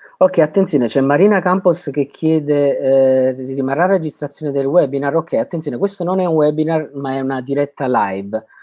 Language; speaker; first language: Italian; native; Italian